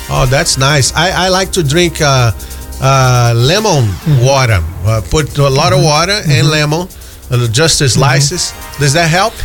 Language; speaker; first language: English; non-native, fluent; Portuguese